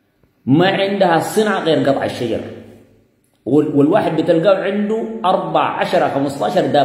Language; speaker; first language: Arabic; native; Arabic